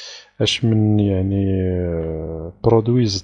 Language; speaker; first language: Arabic; native; Arabic